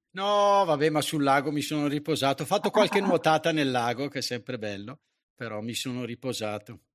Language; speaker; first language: Italian; native; Italian